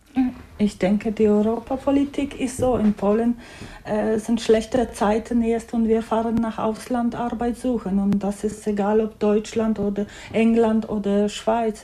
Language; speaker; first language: German; non-native, learner; Polish